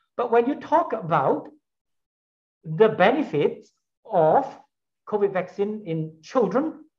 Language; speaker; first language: English; non-native, local second language; Cantonese